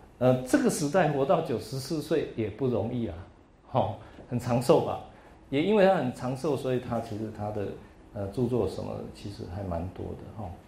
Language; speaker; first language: Chinese; native; Chinese